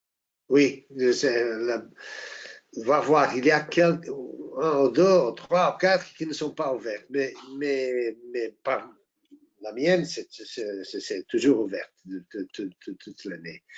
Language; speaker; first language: French; non-native, fluent; Portuguese